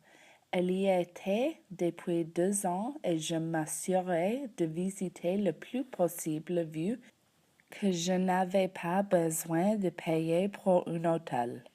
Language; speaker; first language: French; non-native, learner; English